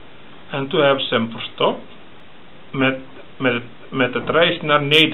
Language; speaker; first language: Dutch; early bilingual, other home language; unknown